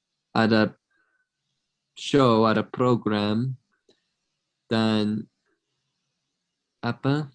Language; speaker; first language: Indonesian; non-native, fluent; English